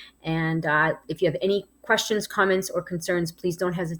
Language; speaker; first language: English; native; English